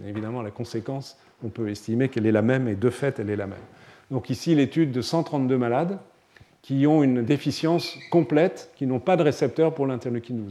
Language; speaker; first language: French; native; French